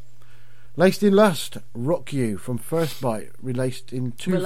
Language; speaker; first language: English; native; English